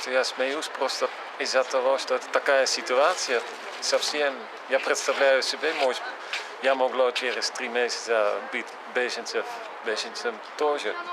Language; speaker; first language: Russian; non-native, fluent; Dutch